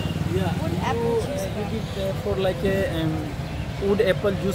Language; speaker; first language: English; non-native, learner; Hindi